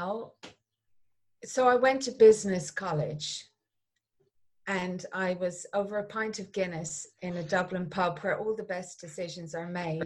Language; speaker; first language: English; native; English